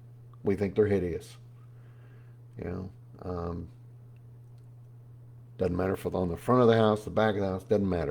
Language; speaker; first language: English; native; English